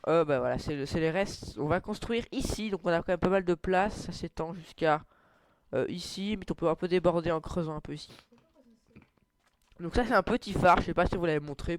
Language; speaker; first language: French; native; French